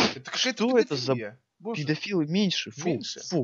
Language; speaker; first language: Russian; native; Russian